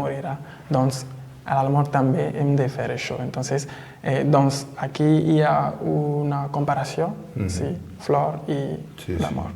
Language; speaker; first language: Catalan; non-native, fluent; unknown